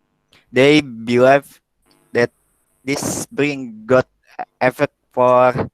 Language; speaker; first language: English; non-native, learner; Indonesian